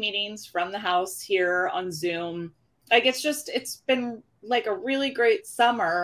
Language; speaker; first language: English; native; English